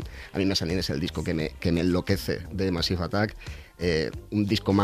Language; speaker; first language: Spanish; native; Spanish